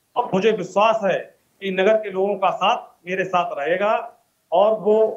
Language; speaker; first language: Hindi; native; Hindi